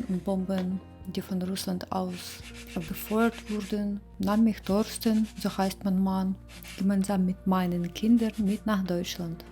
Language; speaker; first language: German; non-native, learner; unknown